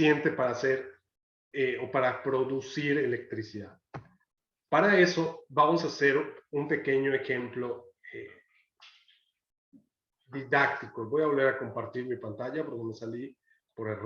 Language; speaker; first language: Spanish; native; Spanish